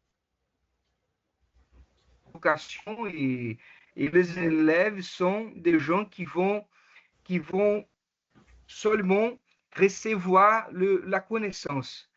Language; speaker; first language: French; non-native, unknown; Portuguese